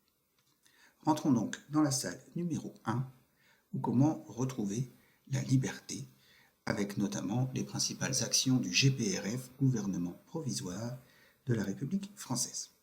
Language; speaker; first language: French; native; French